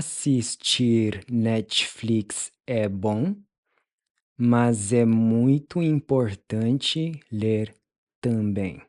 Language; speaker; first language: Portuguese; non-native, fluent; English